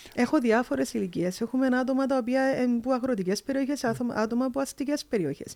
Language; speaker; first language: Greek; early bilingual, heritage; Greek